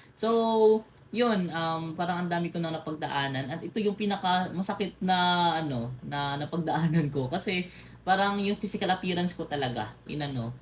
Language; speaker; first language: Filipino; non-native, local second language; Cebuano